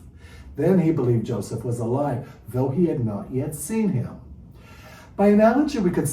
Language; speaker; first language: English; native; English